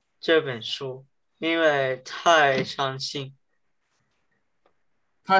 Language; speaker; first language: Chinese; early bilingual, heritage; Chinese